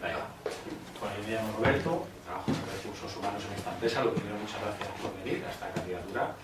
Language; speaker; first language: Spanish; native; Spanish